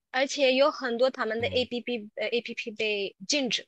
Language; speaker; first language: Chinese; non-native, local second language; Tamil